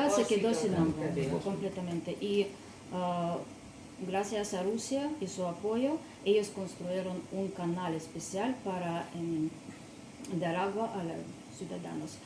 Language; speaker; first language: Spanish; non-native, learner; Russian